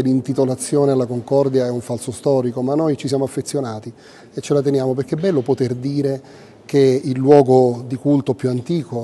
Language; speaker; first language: Italian; native; Italian